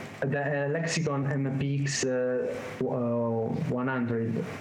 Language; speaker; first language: English; non-native, learner; Italian